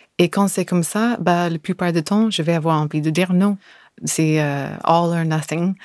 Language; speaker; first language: French; non-native, fluent; English